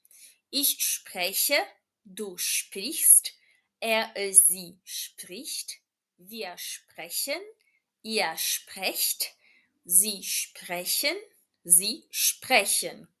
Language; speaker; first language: German; non-native, fluent; Portuguese